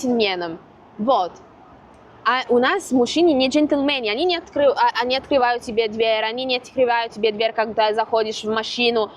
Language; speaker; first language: Russian; non-native, fluent; Italian